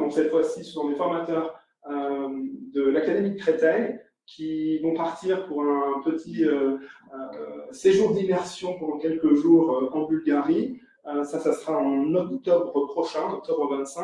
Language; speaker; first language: French; native; French